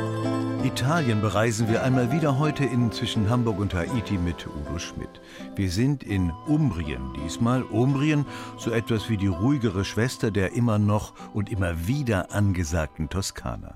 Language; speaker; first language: German; native; German